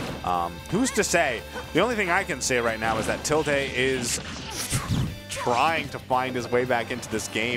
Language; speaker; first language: English; native; English